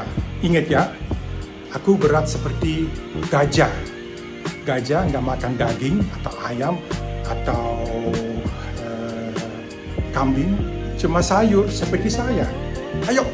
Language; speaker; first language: Indonesian; early bilingual, heritage; Dutch